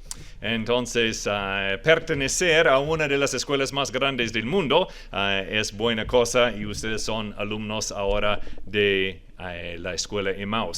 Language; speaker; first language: Spanish; non-native, fluent; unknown